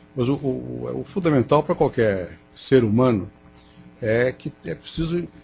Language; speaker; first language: Portuguese; native; Portuguese